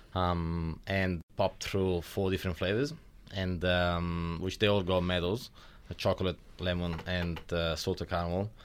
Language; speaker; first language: English; non-native, fluent; Italian